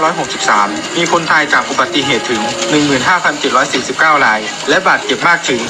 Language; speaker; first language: Thai; native; Thai